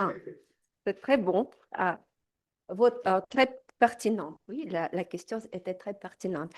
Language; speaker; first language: French; non-native, fluent; Russian